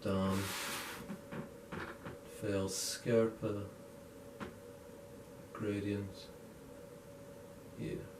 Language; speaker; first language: Dutch; non-native, learner; English